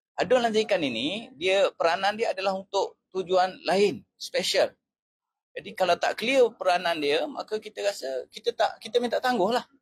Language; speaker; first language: Malay; native; Malay